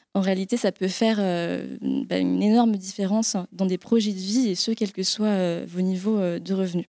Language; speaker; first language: French; native; French